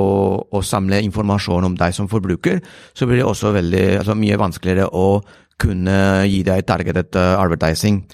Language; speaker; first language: Norwegian; non-native, fluent; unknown